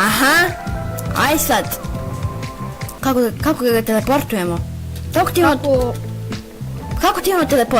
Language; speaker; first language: Bosnian; native; Bosnian